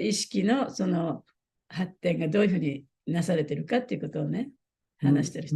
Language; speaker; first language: Japanese; native; Japanese